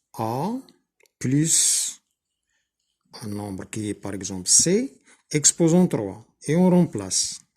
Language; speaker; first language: French; non-native, local second language; Arabic